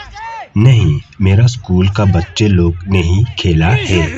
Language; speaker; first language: Hindi; non-native, local second language; Khasi